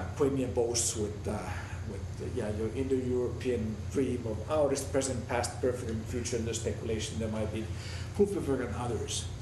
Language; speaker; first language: English; non-native, fluent; Finnish